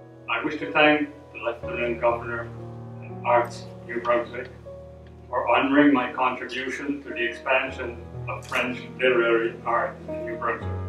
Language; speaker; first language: English; non-native, local second language; French